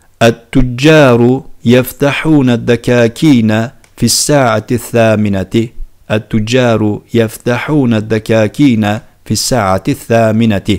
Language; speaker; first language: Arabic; non-native, fluent; Turkish